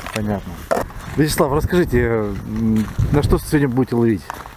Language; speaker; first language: Russian; native; Russian